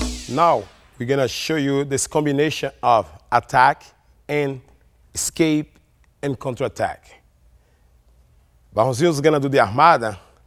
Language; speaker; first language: English; non-native, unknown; Portuguese